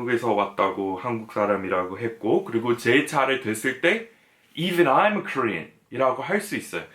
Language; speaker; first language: Korean; non-native, fluent; English